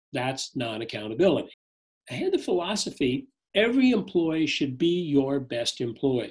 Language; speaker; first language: English; native; English